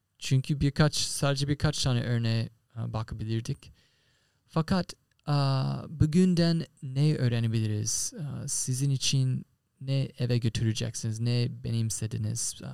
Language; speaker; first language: Turkish; non-native, fluent; English